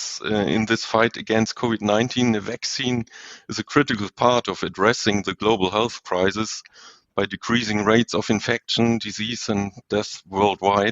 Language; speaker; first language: English; non-native, fluent; German